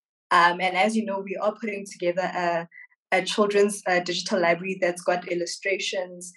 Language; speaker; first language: English; non-native, local second language; Southern Sotho